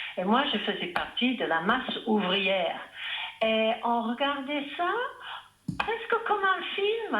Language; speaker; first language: French; non-native, fluent; English